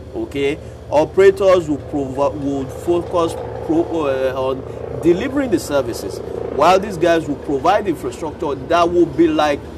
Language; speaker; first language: English; non-native, local second language; Yoruba